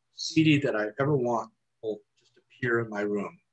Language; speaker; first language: English; native; English